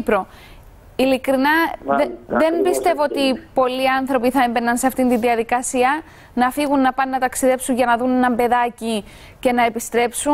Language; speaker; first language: Greek; native; Greek